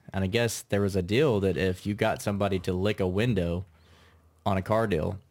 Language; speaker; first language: English; native; English